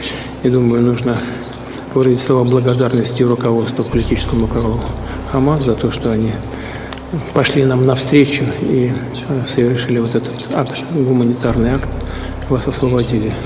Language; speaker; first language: Russian; native; Russian